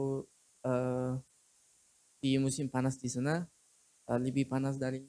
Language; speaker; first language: Indonesian; non-native, fluent; Uzbek